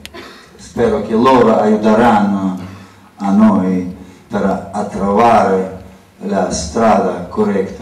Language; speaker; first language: Italian; non-native, learner; Russian